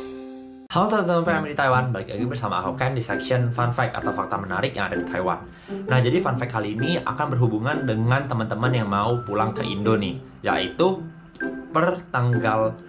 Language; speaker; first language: Indonesian; native; Indonesian